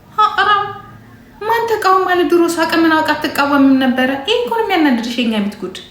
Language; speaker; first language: Amharic; non-native, local second language; Oromo